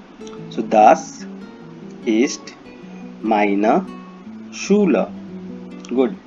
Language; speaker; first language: German; non-native, fluent; Hindi